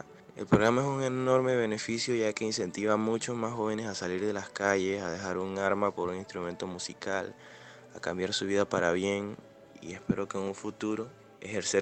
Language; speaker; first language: Spanish; native; Spanish